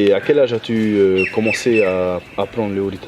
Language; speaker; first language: French; native; French